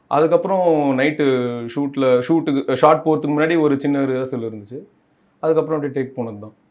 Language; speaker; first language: Tamil; native; Tamil